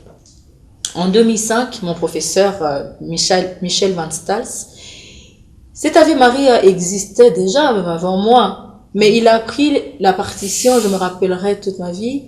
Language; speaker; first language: French; non-native, local second language; Lingala